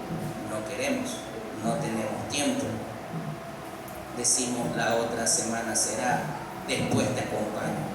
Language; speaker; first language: Spanish; native; Spanish